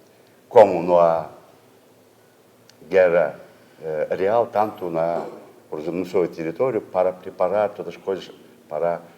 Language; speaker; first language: Portuguese; non-native, fluent; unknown